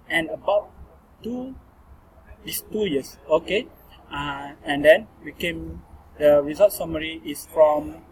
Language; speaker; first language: English; non-native, learner; Malay